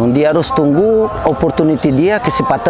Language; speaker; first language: Indonesian; non-native, fluent; Portuguese